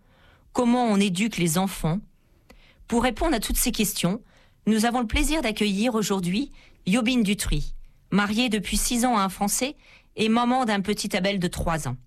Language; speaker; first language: French; native; French